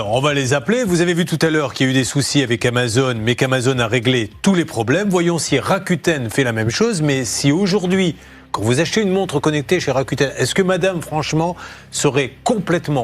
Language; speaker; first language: French; native; French